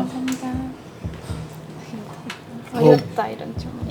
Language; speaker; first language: Korean; non-native, learner; Spanish